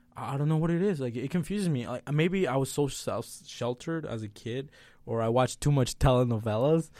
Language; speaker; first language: English; early bilingual, other home language; Spanish